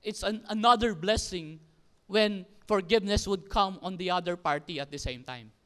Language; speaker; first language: English; non-native, local second language; Filipino